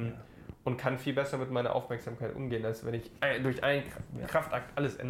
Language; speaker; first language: German; native; German